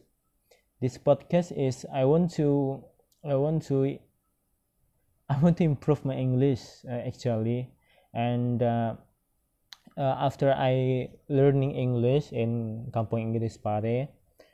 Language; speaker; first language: English; non-native, learner; Minangkabau